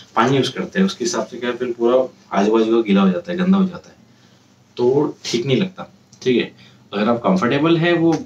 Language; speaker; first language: Hindi; native; Hindi